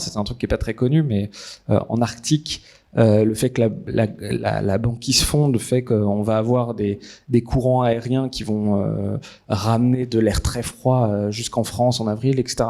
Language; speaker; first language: French; native; French